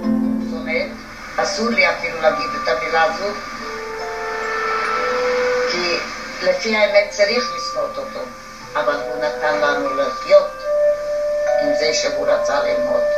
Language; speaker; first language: Hebrew; non-native, fluent; Hungarian